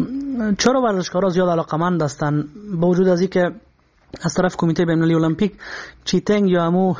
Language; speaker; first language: Persian; native; Persian